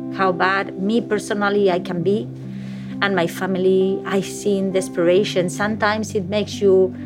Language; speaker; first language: English; non-native, fluent; Spanish